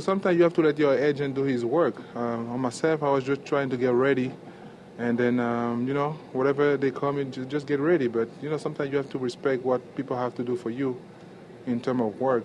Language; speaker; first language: English; non-native, fluent; French